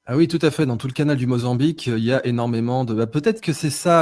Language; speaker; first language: French; native; French